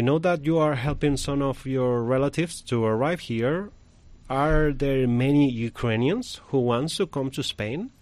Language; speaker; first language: English; non-native, learner; Spanish